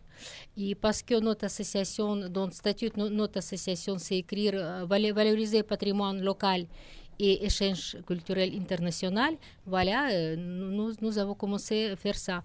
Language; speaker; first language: French; non-native, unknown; Russian